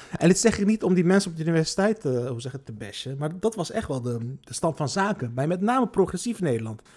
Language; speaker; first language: Dutch; early bilingual, other home language; Turkish